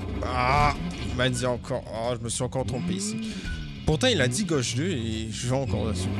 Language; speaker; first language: French; native; French